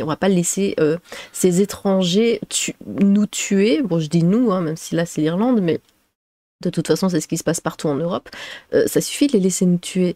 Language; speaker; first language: French; native; French